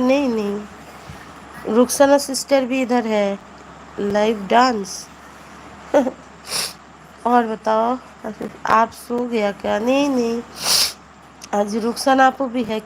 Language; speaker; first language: Hindi; non-native, local second language; Bangla